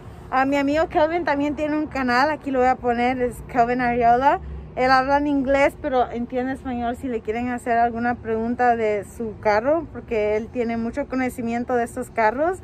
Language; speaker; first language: Spanish; early bilingual, heritage; Spanish